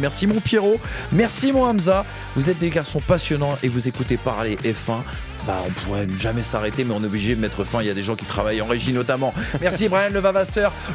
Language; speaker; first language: French; native; French